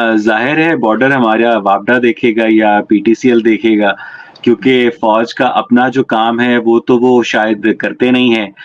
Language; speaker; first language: Urdu; native; Urdu